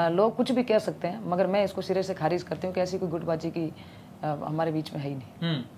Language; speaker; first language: Hindi; native; Hindi